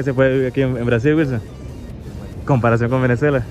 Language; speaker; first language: Spanish; native; Spanish